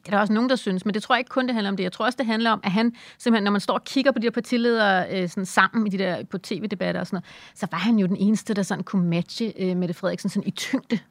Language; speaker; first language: Danish; native; Danish